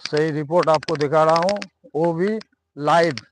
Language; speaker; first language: Hindi; non-native, local second language; Bangla